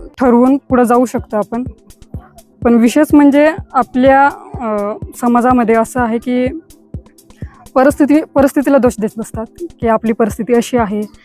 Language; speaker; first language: Marathi; non-native, local second language; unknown